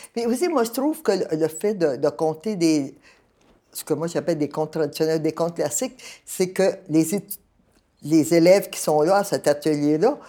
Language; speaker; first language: French; native; French